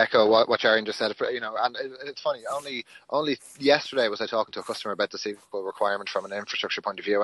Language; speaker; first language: English; native; English